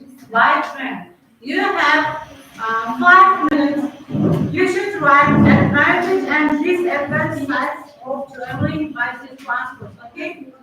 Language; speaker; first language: English; non-native, fluent; Uzbek